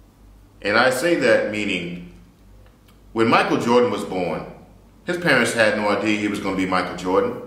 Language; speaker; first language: English; native; English